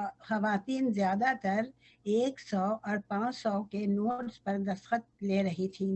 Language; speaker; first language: Urdu; native; Urdu